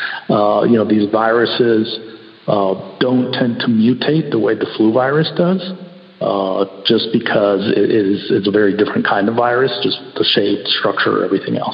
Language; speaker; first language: English; early bilingual, other home language; Spanish